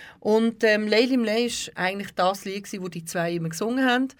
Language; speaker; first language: German; early bilingual, other home language; Turkish